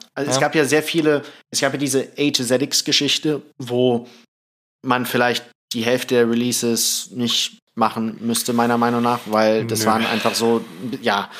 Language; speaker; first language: German; early bilingual, other home language; Thai